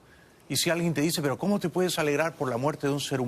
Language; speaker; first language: Spanish; native; Spanish